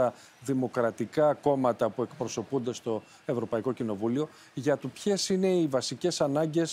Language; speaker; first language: Greek; native; Greek